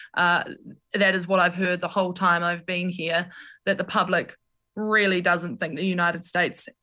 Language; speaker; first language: English; native; English